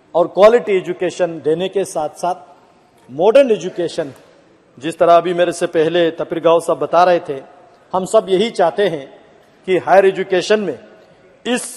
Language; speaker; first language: Hindi; native; Hindi